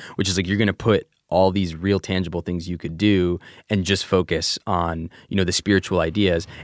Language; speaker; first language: English; native; English